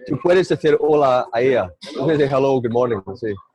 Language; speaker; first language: Spanish; non-native, learner; English